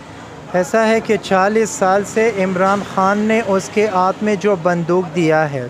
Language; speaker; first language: Hindi; non-native, learner; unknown